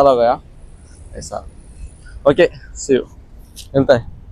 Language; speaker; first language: Hindi; non-native, local second language; Kannada